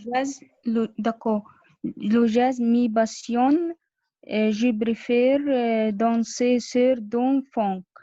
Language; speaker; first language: French; non-native, learner; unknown